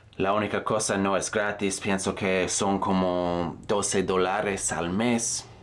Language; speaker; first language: Spanish; non-native, fluent; English